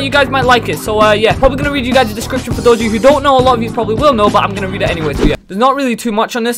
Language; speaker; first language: English; native; English